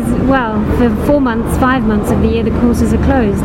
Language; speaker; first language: English; native; English